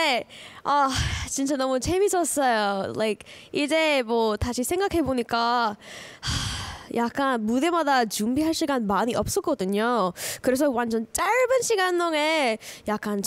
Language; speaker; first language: Korean; early bilingual, heritage; English